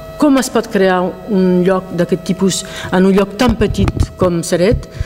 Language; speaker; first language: Catalan; non-native, local second language; French